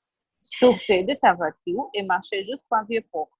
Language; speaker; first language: French; non-native, learner; Portuguese